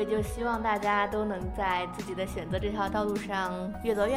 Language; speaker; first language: Chinese; native; Chinese